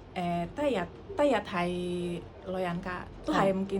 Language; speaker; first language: Cantonese; non-native, learner; Indonesian